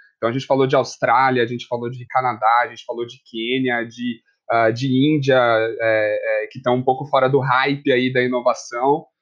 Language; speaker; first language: Portuguese; native; Portuguese